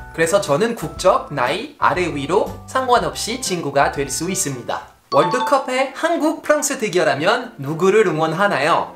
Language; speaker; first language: Korean; non-native, fluent; French